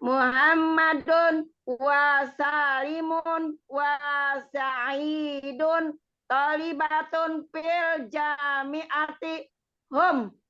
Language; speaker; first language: Arabic; non-native, learner; Indonesian